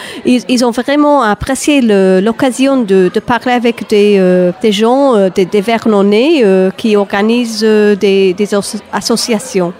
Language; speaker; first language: French; non-native, fluent; English